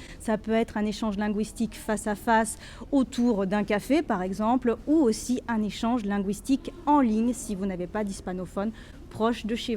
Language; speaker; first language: French; native; French